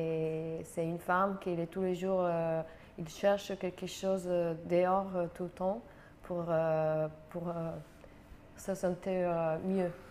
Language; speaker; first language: French; non-native, fluent; Italian